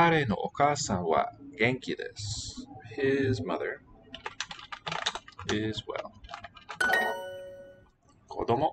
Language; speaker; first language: Japanese; non-native, learner; English